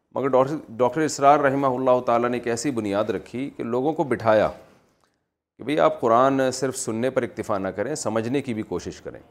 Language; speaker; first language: Urdu; native; Urdu